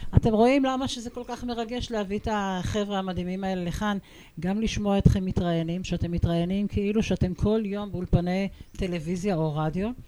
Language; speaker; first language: Hebrew; native; Hebrew